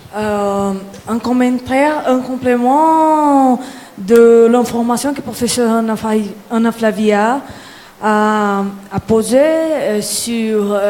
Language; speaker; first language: French; non-native, learner; Portuguese